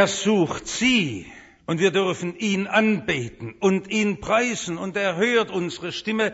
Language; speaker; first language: German; native; German